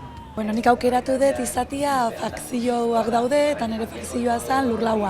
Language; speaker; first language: Basque; non-native, fluent; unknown